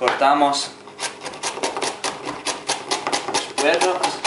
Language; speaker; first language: Spanish; non-native, fluent; Italian